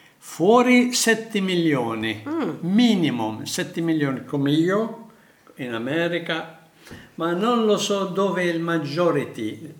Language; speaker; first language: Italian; non-native, learner; Arabic